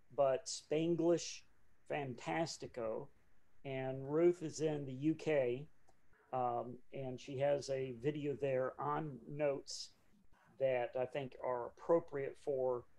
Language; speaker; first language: English; native; English